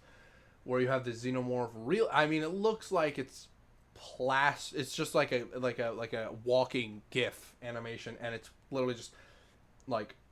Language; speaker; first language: English; native; English